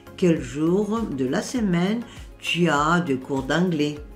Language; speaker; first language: French; non-native, fluent; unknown